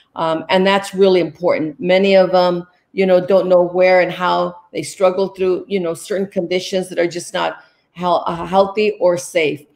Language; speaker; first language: English; early bilingual, other home language; Spanish